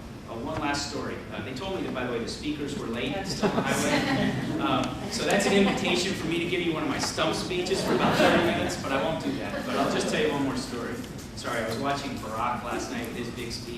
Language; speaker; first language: English; native; English